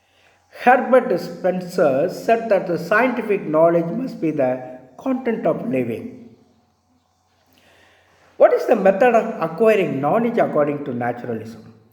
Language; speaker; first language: English; non-native, local second language; Tamil